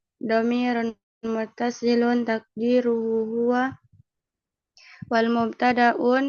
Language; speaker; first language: Arabic; non-native, learner; Indonesian